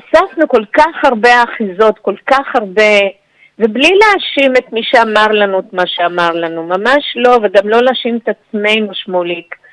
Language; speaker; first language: Hebrew; native; Hebrew